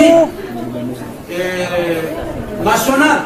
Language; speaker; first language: Indonesian; non-native, learner; Turkish